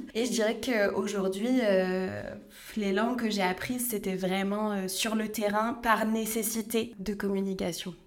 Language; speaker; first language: French; native; French